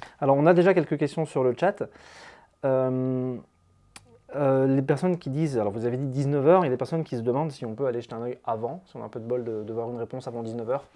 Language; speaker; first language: French; native; French